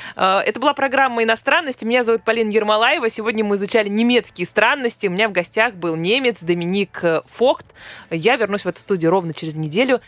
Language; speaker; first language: Russian; native; Russian